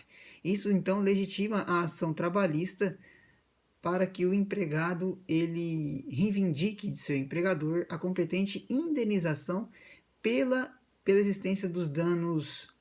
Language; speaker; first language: Portuguese; native; Portuguese